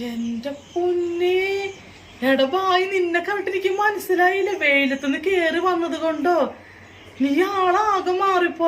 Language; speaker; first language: Malayalam; native; Malayalam